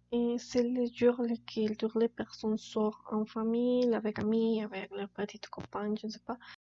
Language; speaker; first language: French; non-native, learner; Spanish